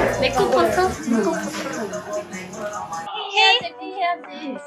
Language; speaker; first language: Korean; early bilingual, heritage; Japanese